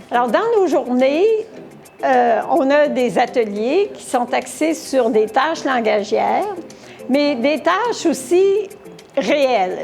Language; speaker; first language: French; native; French